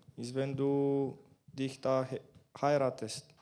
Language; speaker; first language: German; non-native, learner; Bulgarian